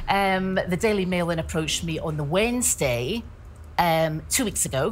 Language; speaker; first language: English; native; English